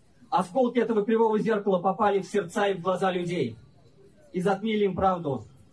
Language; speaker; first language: Russian; native; Russian